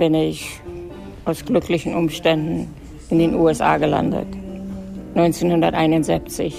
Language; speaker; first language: German; native; German